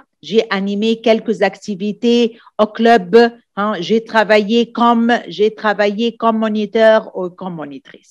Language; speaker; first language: French; non-native, fluent; Arabic